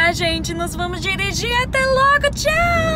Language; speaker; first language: Portuguese; non-native, learner; English